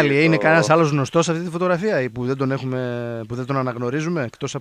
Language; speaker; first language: Greek; native; Greek